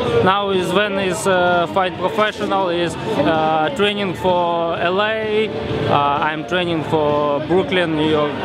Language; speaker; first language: English; non-native, learner; Ukrainian